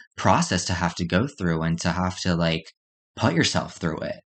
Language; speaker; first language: English; native; English